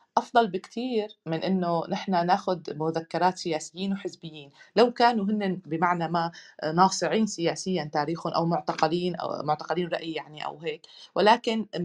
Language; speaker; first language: Arabic; native; Arabic